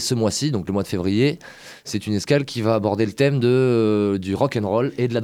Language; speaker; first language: French; native; French